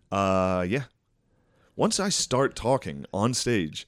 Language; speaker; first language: English; native; English